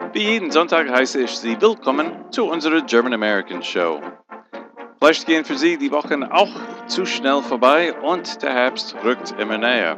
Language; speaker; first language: German; early bilingual, heritage; English